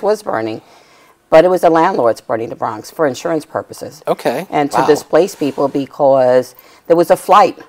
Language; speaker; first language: English; native; English